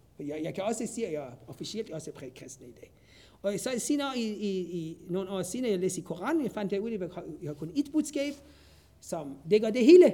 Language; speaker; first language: Danish; non-native, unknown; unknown